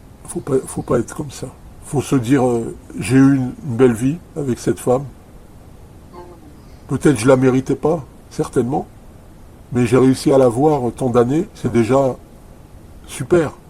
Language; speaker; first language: French; native; French